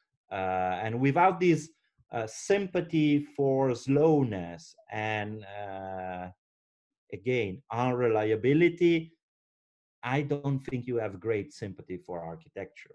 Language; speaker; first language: English; non-native, fluent; Italian